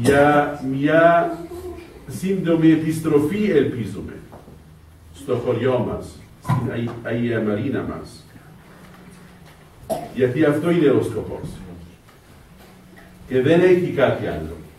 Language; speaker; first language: Greek; non-native, fluent; Arabic